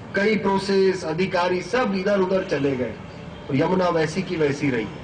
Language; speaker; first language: Hindi; non-native, local second language; Marathi